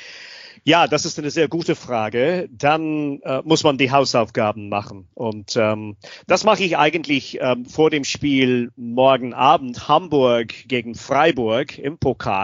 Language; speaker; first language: German; non-native, fluent; English